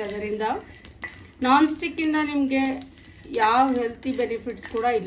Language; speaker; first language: Kannada; native; Kannada